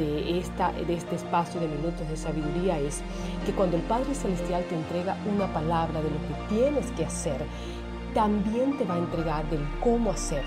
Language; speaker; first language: Spanish; native; Spanish